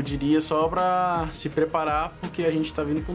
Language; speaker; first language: Portuguese; native; Portuguese